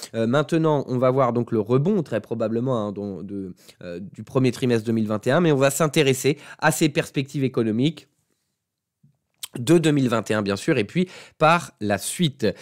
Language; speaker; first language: French; native; French